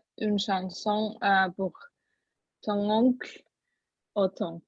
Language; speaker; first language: French; non-native, learner; Russian